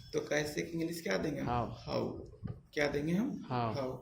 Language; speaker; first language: Hindi; native; Hindi